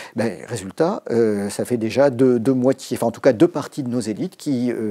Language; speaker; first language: French; native; French